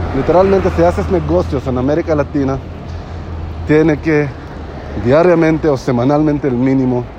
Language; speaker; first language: Spanish; non-native, fluent; Hebrew